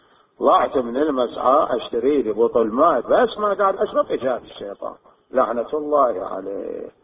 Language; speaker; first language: Arabic; native; Arabic